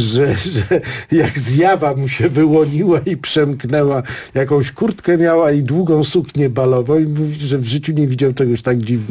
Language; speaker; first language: Polish; native; Polish